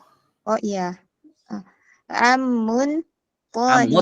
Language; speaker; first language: Arabic; non-native, learner; Indonesian